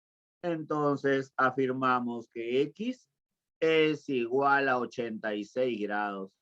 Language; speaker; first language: Spanish; native; Spanish